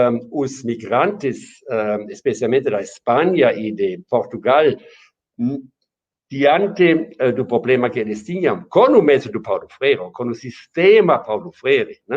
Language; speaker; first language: Portuguese; non-native, fluent; German